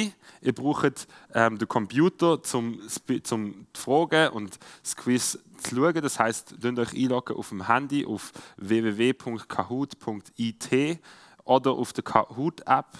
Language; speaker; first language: German; native; German